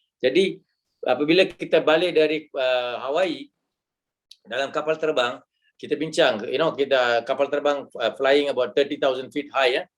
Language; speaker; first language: Malay; non-native, local second language; Tamil